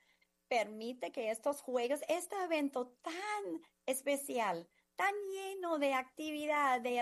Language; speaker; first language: Spanish; non-native, fluent; English